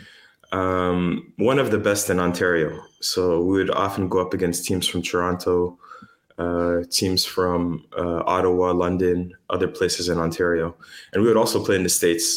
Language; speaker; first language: English; native; English